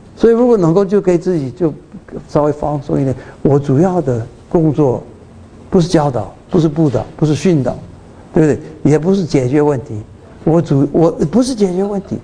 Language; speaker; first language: Chinese; early bilingual, heritage; Chinese